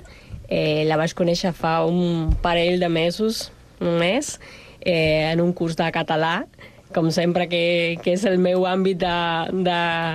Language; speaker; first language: Catalan; non-native, fluent; Spanish